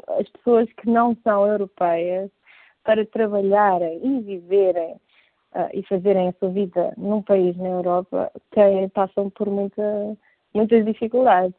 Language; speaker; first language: Portuguese; native; Portuguese